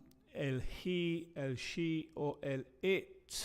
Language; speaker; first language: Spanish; non-native, fluent; English